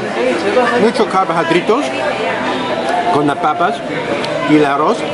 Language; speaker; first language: Spanish; non-native, learner; English